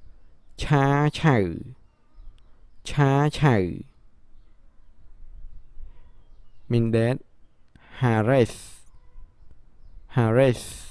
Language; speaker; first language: English; non-native, learner; Khmer